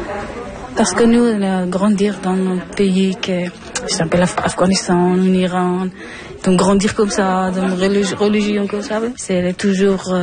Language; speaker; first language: French; non-native, learner; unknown